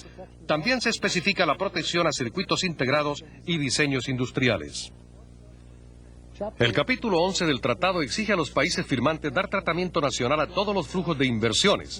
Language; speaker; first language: Spanish; native; Spanish